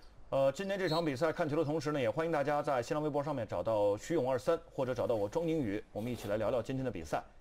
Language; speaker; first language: Chinese; native; Chinese